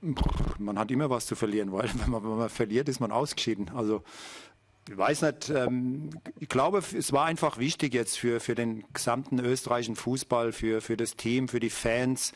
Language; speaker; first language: German; native; German